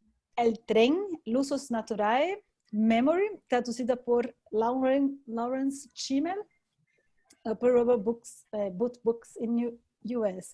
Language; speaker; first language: Spanish; non-native, fluent; Portuguese